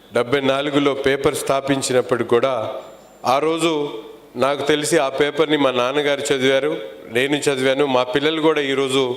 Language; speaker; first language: Telugu; non-native, local second language; Urdu